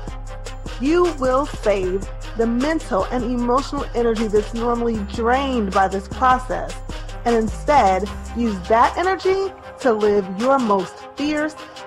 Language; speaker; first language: English; native; English